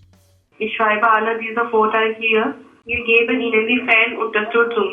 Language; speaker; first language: German; non-native, learner; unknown